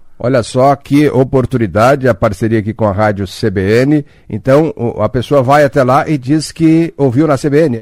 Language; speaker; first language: Portuguese; native; Portuguese